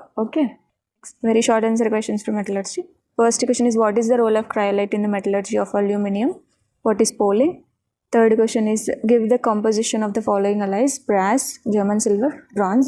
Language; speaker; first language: English; non-native, local second language; Telugu